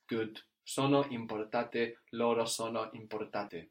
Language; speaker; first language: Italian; non-native, fluent; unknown